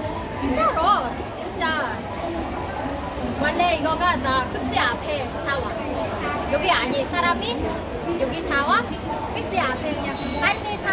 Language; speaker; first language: Korean; non-native, learner; Vietnamese